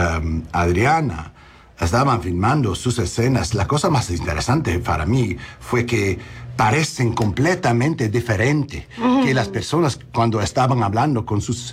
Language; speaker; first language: Spanish; non-native, learner; English